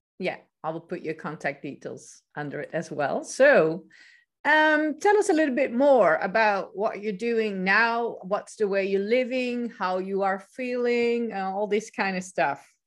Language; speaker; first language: English; non-native, fluent; Dutch